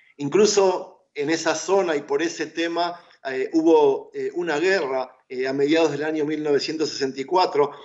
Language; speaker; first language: Spanish; native; Spanish